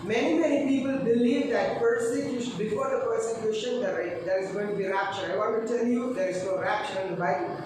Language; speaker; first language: English; non-native, local second language; Telugu